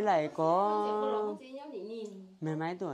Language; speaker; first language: Vietnamese; non-native, local second language; Hmong